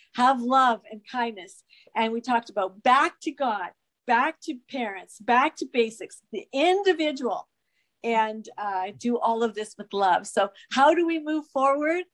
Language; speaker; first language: English; native; English